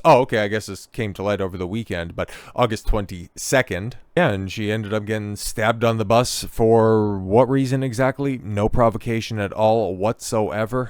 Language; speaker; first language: English; native; English